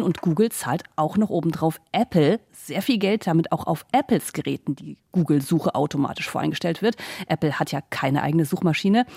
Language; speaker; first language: German; native; German